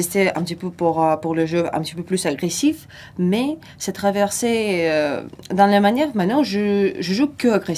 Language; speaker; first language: French; non-native, fluent; Russian